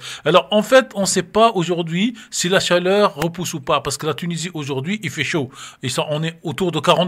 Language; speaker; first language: French; native; French